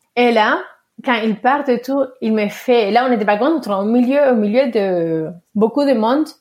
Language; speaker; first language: French; early bilingual, other home language; Spanish